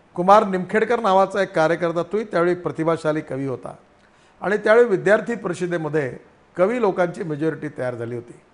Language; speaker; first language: Marathi; native; Marathi